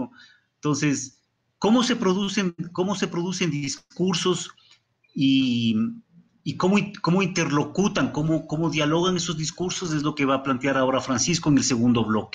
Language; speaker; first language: Spanish; native; Spanish